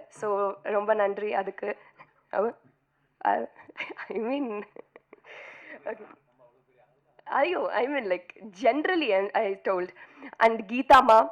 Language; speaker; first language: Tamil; non-native, fluent; Telugu